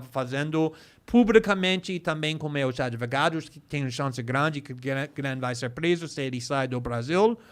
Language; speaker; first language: Portuguese; non-native, fluent; English